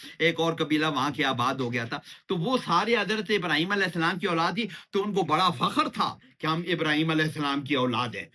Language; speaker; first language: Urdu; non-native, local second language; Pashto